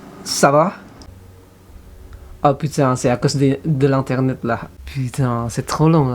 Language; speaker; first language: French; non-native, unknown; Indonesian